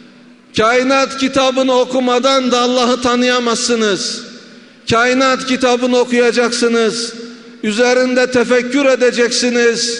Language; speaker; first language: Turkish; native; Turkish